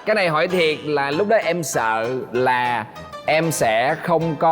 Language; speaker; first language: Vietnamese; native; Vietnamese